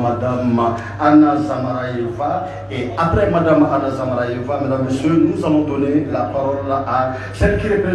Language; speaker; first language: French; native; French